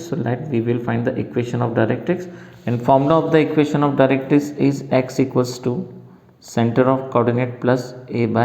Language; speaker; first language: English; non-native, local second language; Hindi